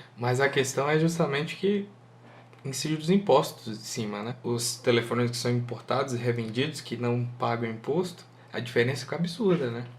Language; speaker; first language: Portuguese; native; Portuguese